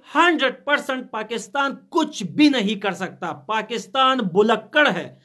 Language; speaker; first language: Urdu; non-native, fluent; Pashto